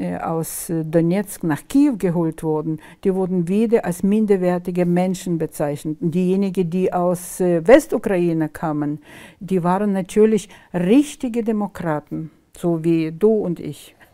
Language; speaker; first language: German; non-native, fluent; Ukrainian